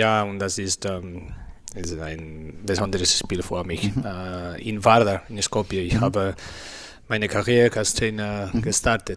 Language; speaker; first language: German; non-native, learner; Spanish